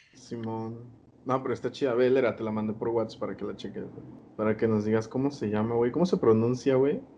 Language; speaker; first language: Spanish; native; Spanish